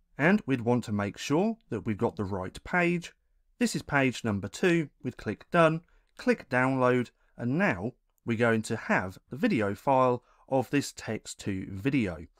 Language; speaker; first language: English; native; English